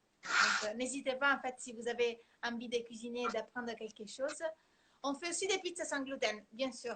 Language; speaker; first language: French; non-native, fluent; Italian